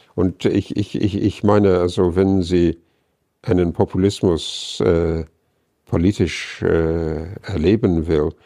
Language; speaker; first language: German; non-native, fluent; English